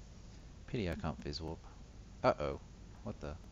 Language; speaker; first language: English; native; English